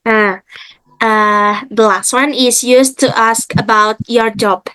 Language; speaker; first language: English; non-native, fluent; Indonesian